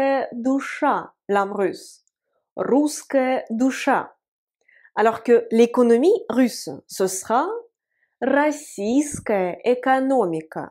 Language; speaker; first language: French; non-native, fluent; Russian